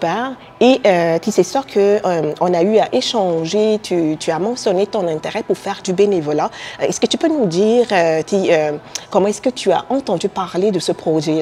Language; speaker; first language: French; native; French